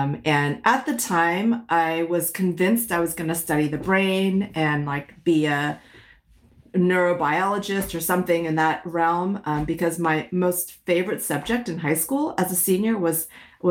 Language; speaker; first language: English; early bilingual, other home language; Min Nan Chinese